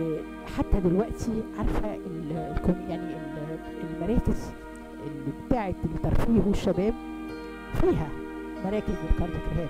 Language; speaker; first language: Arabic; native; Arabic